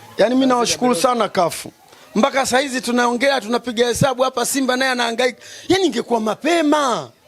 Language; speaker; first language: Swahili; native; Swahili